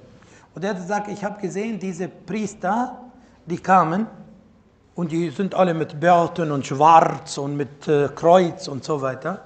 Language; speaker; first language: German; non-native, fluent; Arabic